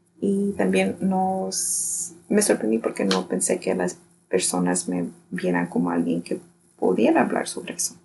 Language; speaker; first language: Spanish; early bilingual, heritage; Spanish